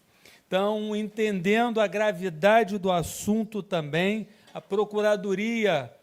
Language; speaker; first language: Portuguese; native; Portuguese